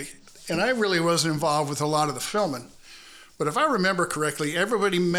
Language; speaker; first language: English; native; English